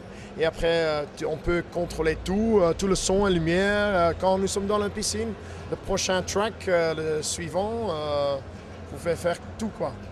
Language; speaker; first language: French; non-native, fluent; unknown